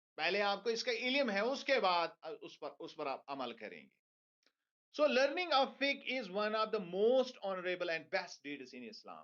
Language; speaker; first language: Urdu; non-native, local second language; Kashmiri